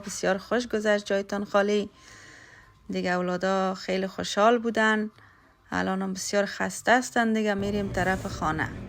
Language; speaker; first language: Persian; native; Persian